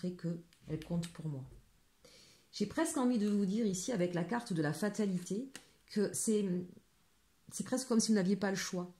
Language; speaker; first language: French; native; French